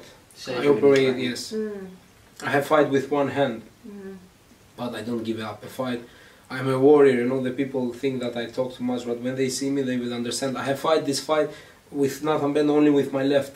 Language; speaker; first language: English; non-native, learner; Greek